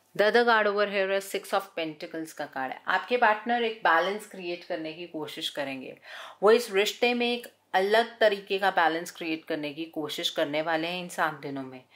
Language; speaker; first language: Hindi; native; Hindi